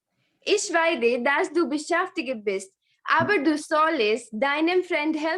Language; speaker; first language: German; non-native, learner; Hindi